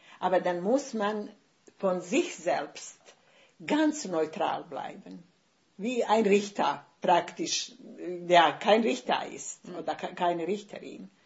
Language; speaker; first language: German; non-native, fluent; Bosnian